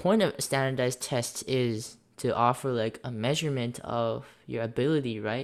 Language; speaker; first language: English; native; English